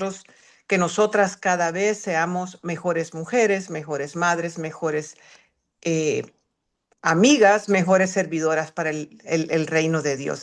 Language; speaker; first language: Spanish; native; Spanish